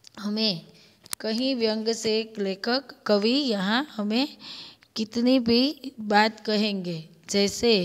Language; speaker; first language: Hindi; non-native, local second language; Gujarati